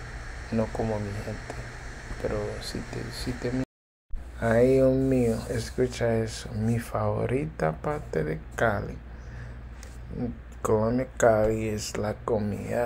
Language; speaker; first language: Spanish; early bilingual, heritage; English